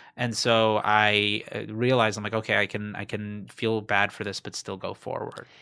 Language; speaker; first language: English; native; English